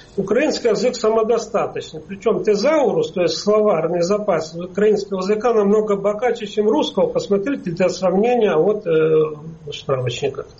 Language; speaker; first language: Russian; native; Russian